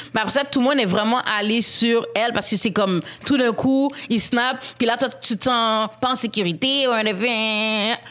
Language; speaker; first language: French; early bilingual, other home language; Haitian Creole